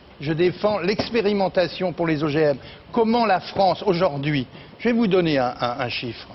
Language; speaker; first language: French; native; French